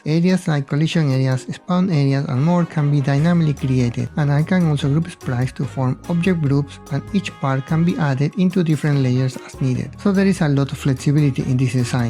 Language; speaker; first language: English; non-native, fluent; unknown